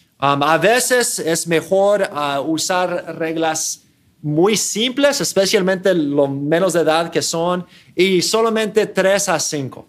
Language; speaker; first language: Spanish; non-native, fluent; English